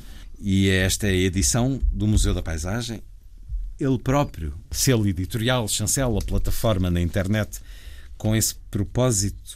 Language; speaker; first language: Portuguese; native; Portuguese